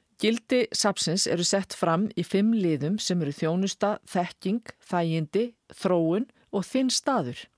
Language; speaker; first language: Icelandic; native; Icelandic